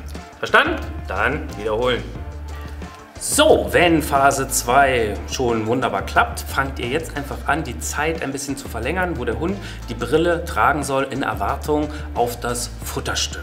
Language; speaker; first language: German; native; German